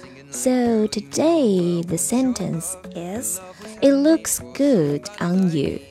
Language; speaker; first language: English; non-native, fluent; Chinese